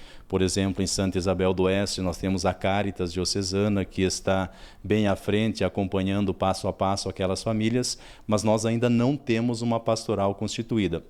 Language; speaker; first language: Portuguese; native; Portuguese